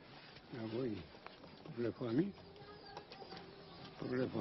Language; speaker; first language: French; non-native, learner; Soninke